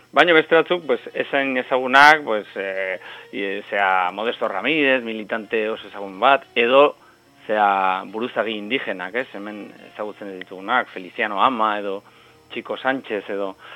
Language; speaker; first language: Basque; non-native, local second language; Spanish